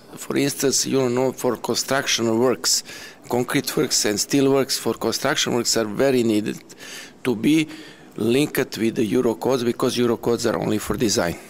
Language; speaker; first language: English; non-native, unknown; Serbian